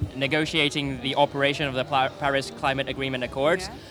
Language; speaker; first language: English; non-native, fluent; Thai